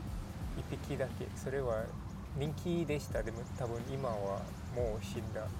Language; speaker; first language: Japanese; non-native, learner; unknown